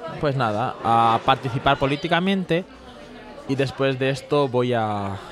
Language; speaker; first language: Spanish; early bilingual, other home language; Bangla